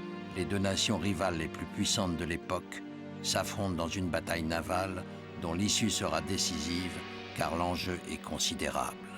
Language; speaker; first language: French; native; French